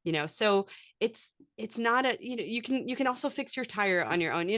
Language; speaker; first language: English; native; English